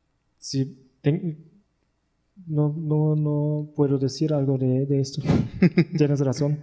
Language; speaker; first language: Spanish; non-native, learner; German